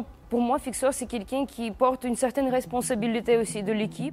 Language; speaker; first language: French; non-native, fluent; Ukrainian